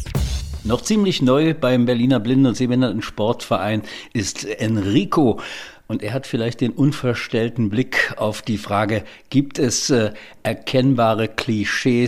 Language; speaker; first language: German; native; German